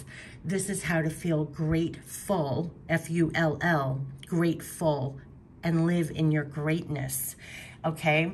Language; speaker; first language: English; native; English